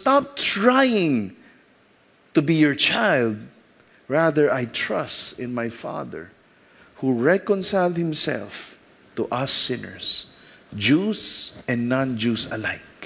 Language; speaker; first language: English; non-native, local second language; Filipino